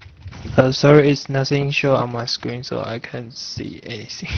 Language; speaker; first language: English; non-native, learner; Chinese